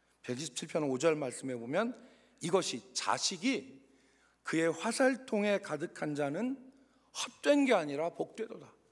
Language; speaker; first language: Korean; native; Korean